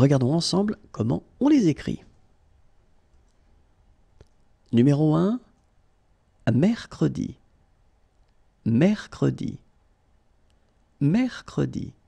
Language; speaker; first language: French; native; French